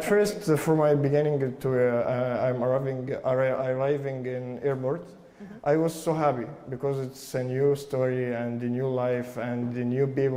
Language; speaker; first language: English; non-native, learner; Arabic